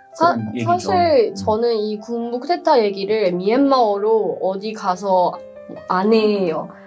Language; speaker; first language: Korean; non-native, fluent; Burmese